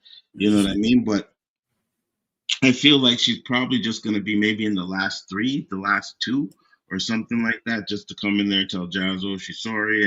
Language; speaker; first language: English; native; English